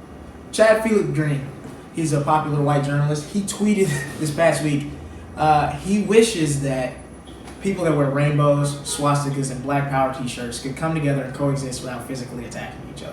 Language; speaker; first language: English; native; English